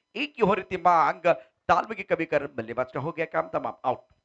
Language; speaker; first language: Hindi; non-native, local second language; Marathi